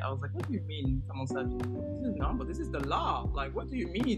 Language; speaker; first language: English; non-native, fluent; French